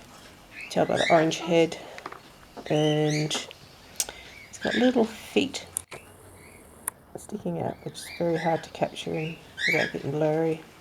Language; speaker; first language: English; native; English